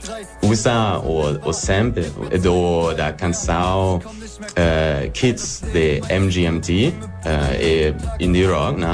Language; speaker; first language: Portuguese; non-native, learner; German